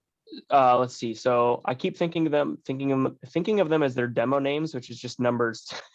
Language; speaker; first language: English; native; English